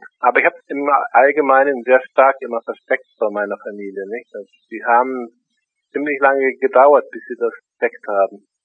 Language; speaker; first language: German; early bilingual, heritage; German